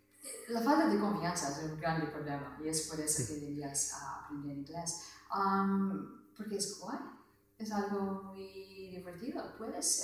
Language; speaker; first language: Spanish; non-native, fluent; English